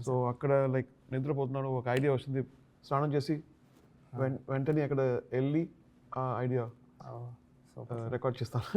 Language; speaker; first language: Telugu; non-native, learner; Tamil